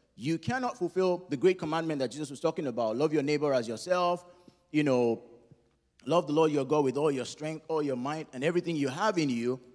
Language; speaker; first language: English; non-native, local second language; Yoruba